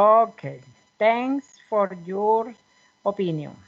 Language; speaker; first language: English; non-native, learner; Spanish